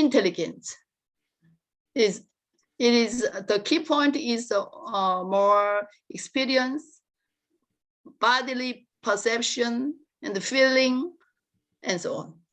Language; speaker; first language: English; non-native, learner; Korean